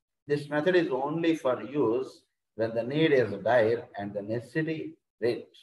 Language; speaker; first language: English; non-native, local second language; Telugu